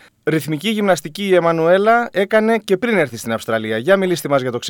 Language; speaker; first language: Greek; native; Greek